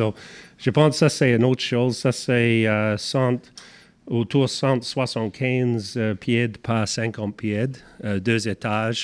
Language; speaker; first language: French; non-native, learner; English